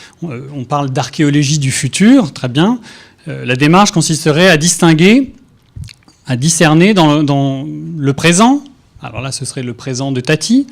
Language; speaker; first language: French; native; French